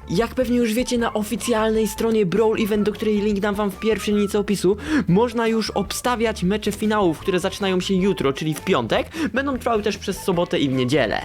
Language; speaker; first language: Polish; native; Polish